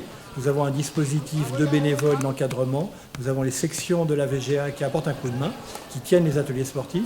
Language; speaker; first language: French; native; French